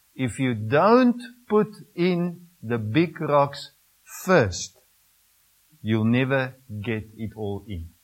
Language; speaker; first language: English; non-native, local second language; Afrikaans